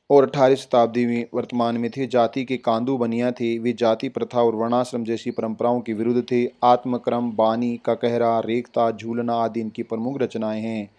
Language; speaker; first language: Hindi; native; Hindi